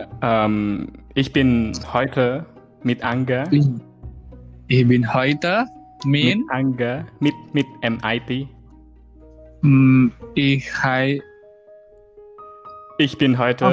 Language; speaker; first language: German; non-native, learner; Indonesian